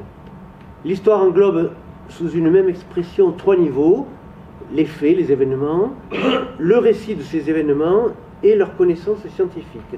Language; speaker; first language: French; native; French